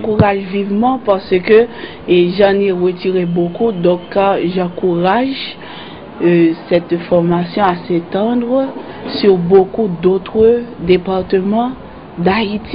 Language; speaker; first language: French; non-native, local second language; Haitian Creole